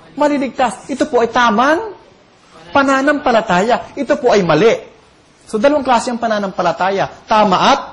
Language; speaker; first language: Filipino; non-native, local second language; Bikol